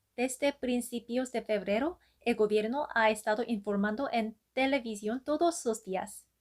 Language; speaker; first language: Spanish; non-native, fluent; Korean